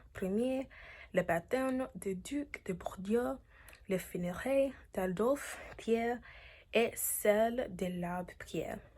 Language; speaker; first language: French; non-native, learner; English